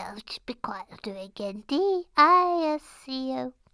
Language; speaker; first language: English; native; English